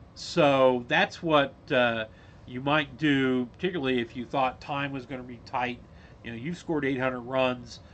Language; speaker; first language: English; native; English